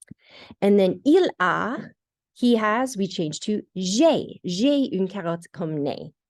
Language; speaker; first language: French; non-native, fluent; English